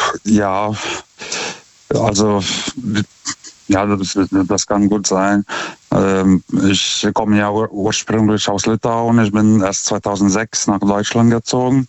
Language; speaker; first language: German; non-native, fluent; Lithuanian